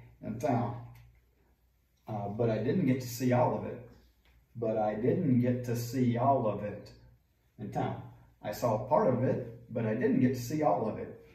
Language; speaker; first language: English; native; English